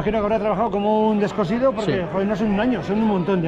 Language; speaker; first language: Spanish; native; Spanish